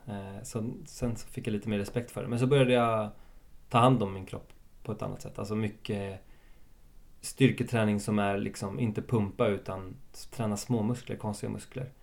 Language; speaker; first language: Swedish; early bilingual, other home language; Spanish